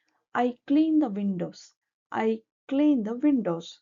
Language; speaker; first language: English; non-native, local second language; Kannada